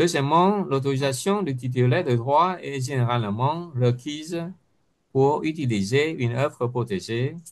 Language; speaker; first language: French; non-native, fluent; Vietnamese